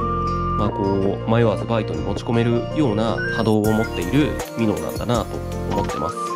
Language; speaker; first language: Japanese; native; Japanese